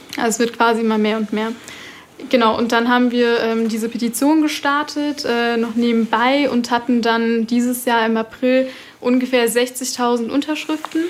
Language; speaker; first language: German; early bilingual, other home language; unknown